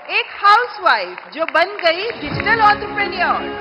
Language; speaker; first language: Hindi; native; Hindi